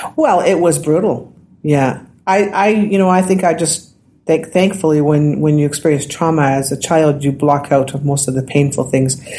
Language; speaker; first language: English; native; English